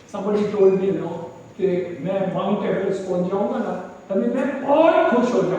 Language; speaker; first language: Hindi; non-native, local second language; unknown